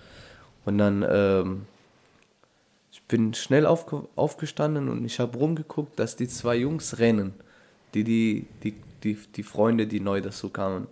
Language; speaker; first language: German; non-native, fluent; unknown